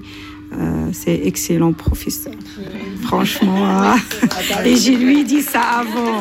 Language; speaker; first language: French; non-native, learner; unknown